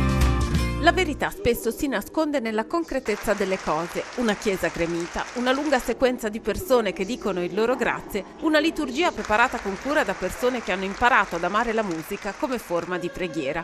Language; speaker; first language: Italian; native; Italian